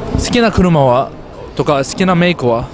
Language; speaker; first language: Japanese; non-native, learner; English